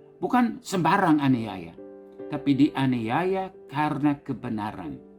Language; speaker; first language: Indonesian; non-native, fluent; English